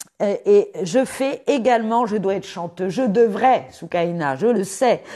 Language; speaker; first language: French; native; French